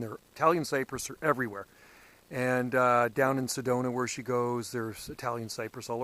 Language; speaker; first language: English; native; English